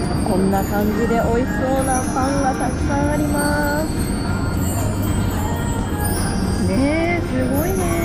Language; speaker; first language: Japanese; native; Japanese